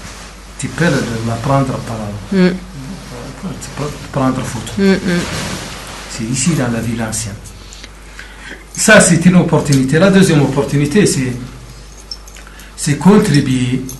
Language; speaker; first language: French; non-native, local second language; Arabic